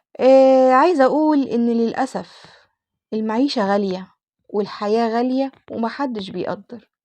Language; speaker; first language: Egyptian Arabic; native; Egyptian Arabic